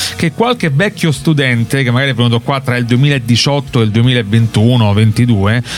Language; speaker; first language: Italian; native; Italian